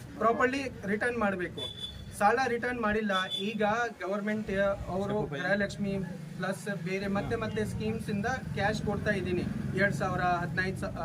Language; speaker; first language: Kannada; non-native, fluent; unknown